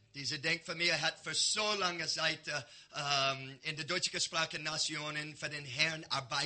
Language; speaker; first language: German; non-native, learner; English